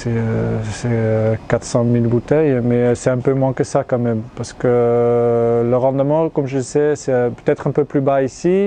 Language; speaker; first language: French; non-native, fluent; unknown